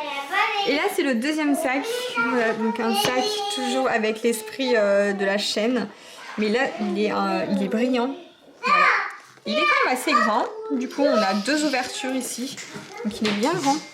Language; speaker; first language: French; native; French